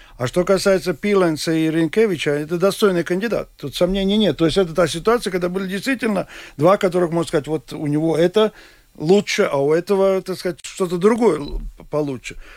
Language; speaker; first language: Russian; non-native, local second language; Latvian